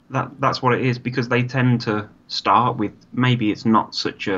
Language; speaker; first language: English; native; English